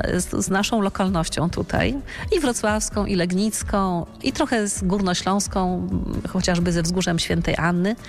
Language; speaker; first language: Polish; native; Polish